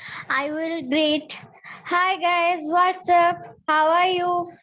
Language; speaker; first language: English; non-native, learner; Odia